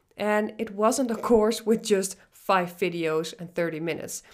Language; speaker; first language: English; non-native, fluent; Dutch